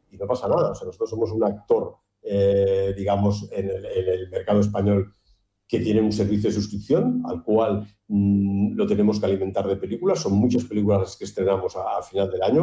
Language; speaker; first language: Spanish; native; Spanish